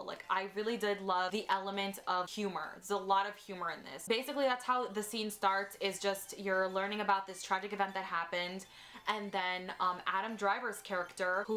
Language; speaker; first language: English; native; English